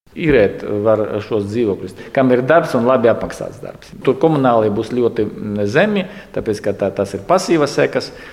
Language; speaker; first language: Latvian; non-native, local second language; Russian